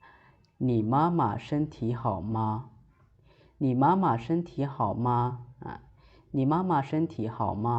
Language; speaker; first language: Chinese; non-native, fluent; Lao